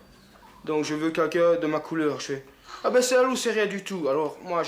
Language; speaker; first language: French; native; French